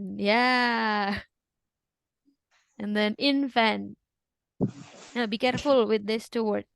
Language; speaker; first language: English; non-native, fluent; Indonesian